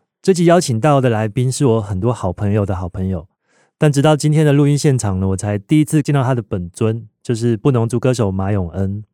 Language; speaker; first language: Chinese; native; Chinese